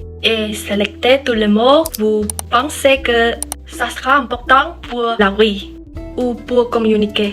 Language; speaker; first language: French; non-native, learner; Khmer